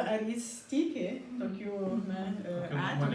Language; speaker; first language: Lithuanian; non-native, learner; Portuguese